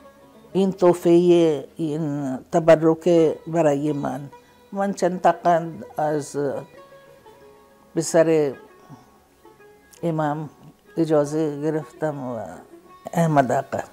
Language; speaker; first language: Persian; non-native, fluent; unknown